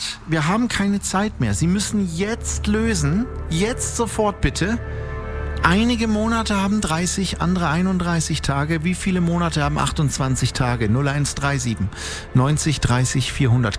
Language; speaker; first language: German; native; German